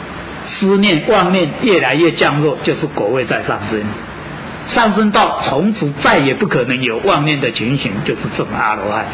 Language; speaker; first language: Chinese; native; Chinese